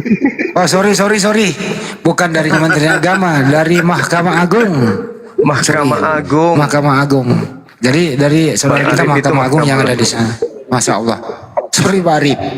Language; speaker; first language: Indonesian; native; Indonesian